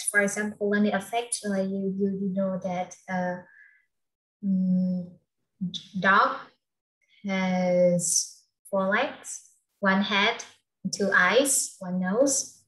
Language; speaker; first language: English; non-native, fluent; Vietnamese